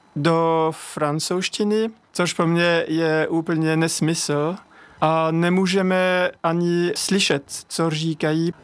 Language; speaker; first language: Czech; non-native, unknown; French